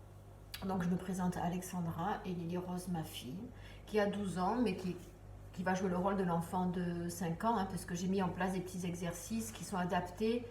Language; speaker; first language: French; native; French